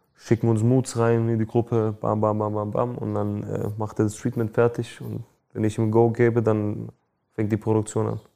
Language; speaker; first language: German; early bilingual, other home language; Albanian